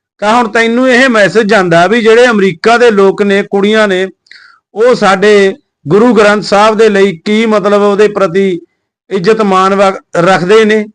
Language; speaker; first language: Punjabi; native; Punjabi